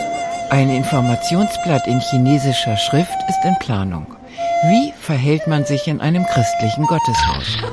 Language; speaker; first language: German; native; German